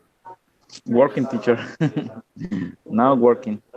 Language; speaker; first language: English; non-native, learner; Spanish